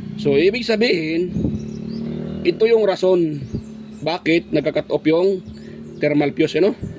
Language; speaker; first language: Filipino; non-native, local second language; Cebuano